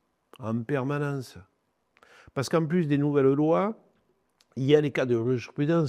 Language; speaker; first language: French; native; French